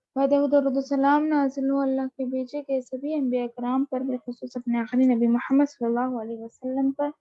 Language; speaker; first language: Urdu; native; Urdu